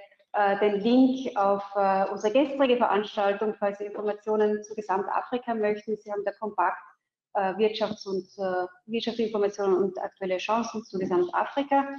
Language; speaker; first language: German; native; German